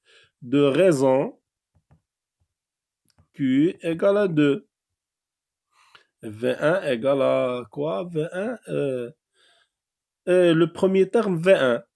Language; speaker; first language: French; non-native, local second language; Arabic